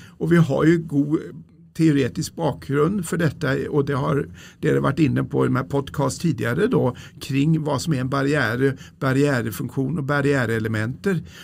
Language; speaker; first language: Swedish; native; Swedish